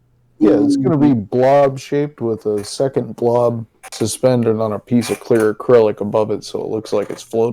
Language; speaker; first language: English; native; English